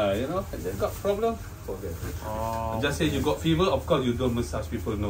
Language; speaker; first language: English; non-native, local second language; Malay